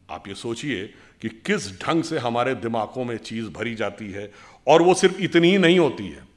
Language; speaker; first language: Hindi; native; Hindi